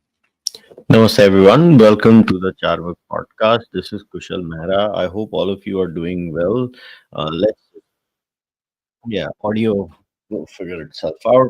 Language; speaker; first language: English; non-native, local second language; Hindi